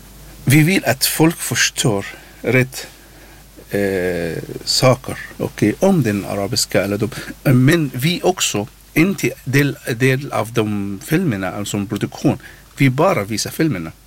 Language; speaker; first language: Swedish; non-native, learner; Arabic